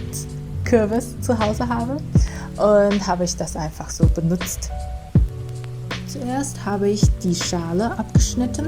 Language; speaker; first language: German; non-native, fluent; Chinese